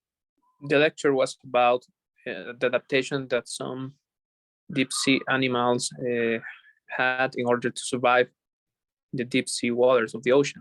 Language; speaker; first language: English; non-native, fluent; Spanish